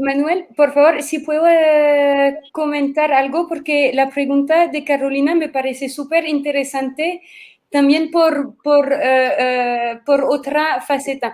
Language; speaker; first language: Spanish; non-native, fluent; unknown